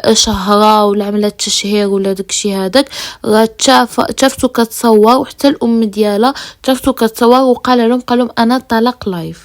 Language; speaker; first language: Arabic; native; Arabic